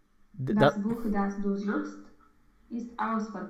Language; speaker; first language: German; non-native, learner; Romanian